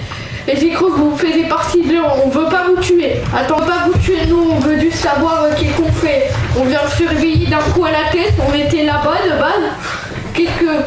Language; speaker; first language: French; native; French